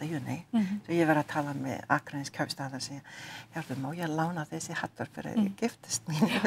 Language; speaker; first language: Icelandic; non-native, learner; English